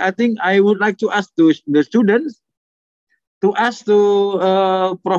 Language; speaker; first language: English; non-native, fluent; Indonesian